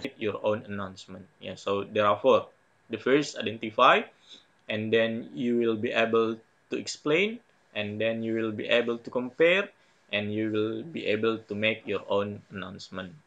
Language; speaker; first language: English; non-native, fluent; Indonesian